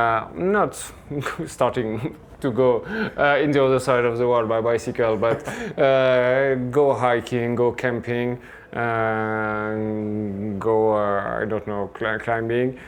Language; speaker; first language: English; non-native, fluent; French